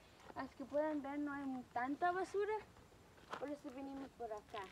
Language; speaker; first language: Spanish; early bilingual, heritage; Spanish